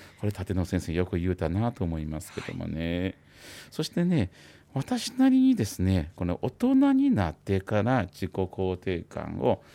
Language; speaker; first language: Japanese; non-native, fluent; Chinese